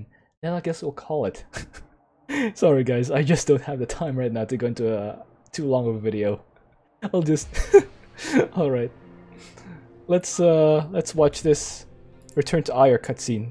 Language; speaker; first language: English; native; English